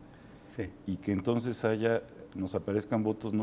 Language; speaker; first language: Spanish; native; Spanish